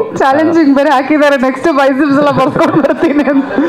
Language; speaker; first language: Kannada; native; Kannada